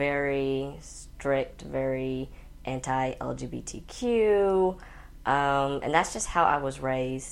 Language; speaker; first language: English; native; English